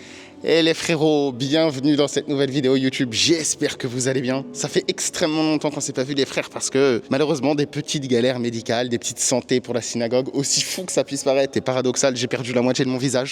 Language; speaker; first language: French; native; French